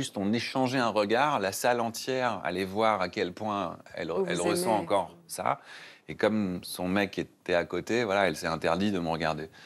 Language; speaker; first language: French; native; French